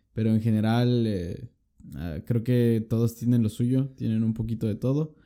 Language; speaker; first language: Spanish; native; Spanish